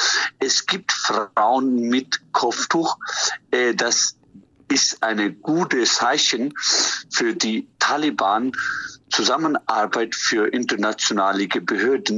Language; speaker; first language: German; non-native, fluent; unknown